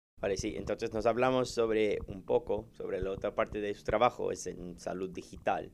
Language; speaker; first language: Spanish; non-native, learner; English